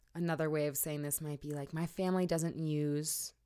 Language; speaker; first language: English; native; English